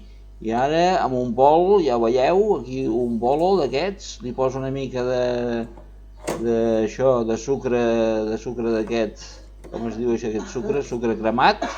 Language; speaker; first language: Catalan; non-native, local second language; Spanish